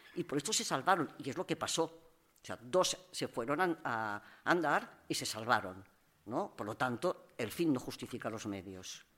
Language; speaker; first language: Spanish; non-native, local second language; Catalan